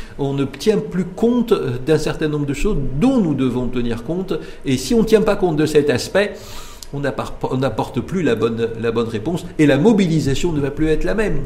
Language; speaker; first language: French; non-native, local second language; Arabic